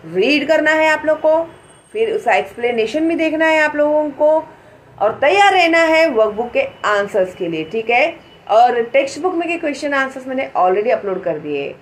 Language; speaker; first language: Hindi; non-native, local second language; Marathi